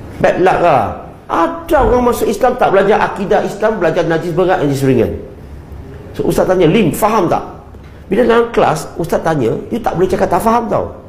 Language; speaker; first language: Malay; non-native, local second language; Chinese